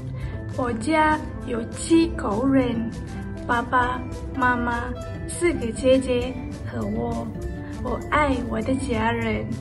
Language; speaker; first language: Chinese; non-native, learner; Malay